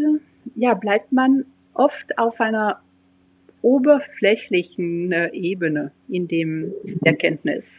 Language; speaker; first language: German; non-native, fluent; French